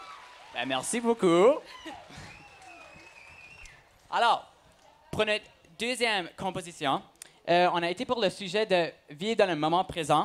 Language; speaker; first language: French; native; French